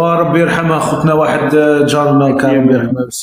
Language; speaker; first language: Arabic; native; Arabic